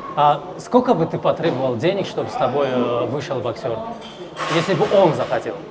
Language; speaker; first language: Russian; non-native, local second language; Tajik